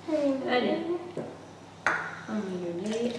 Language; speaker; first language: French; native; French